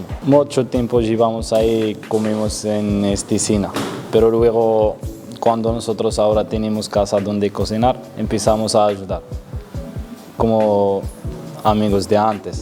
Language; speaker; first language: Spanish; non-native, learner; Arabic